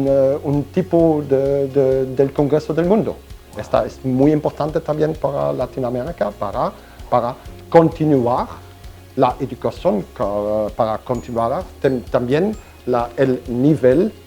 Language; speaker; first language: Spanish; non-native, fluent; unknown